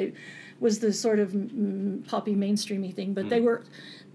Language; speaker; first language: English; native; English